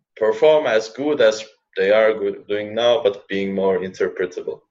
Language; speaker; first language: English; non-native, fluent; Turkish